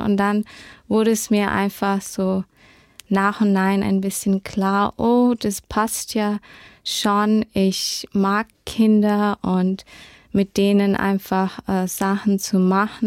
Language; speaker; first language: German; early bilingual, heritage; German